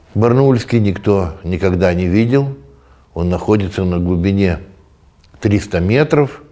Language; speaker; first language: Russian; native; Russian